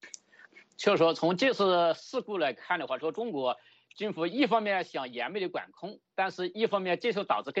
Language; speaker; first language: Chinese; native; Chinese